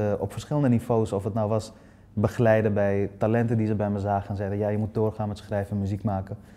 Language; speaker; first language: Dutch; early bilingual, other home language; Persian